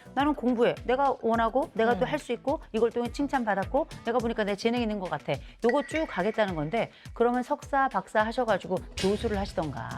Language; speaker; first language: Korean; native; Korean